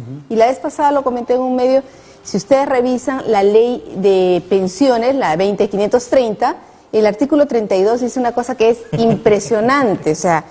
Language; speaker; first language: Spanish; native; Spanish